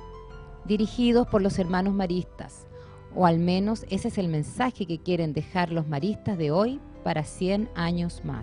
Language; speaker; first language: Spanish; native; Spanish